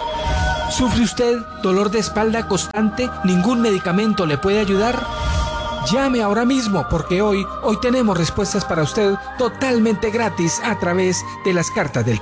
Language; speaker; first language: Spanish; native; Spanish